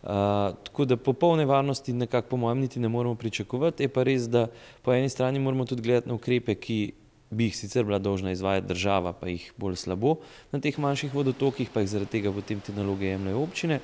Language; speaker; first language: Slovenian; native; Slovenian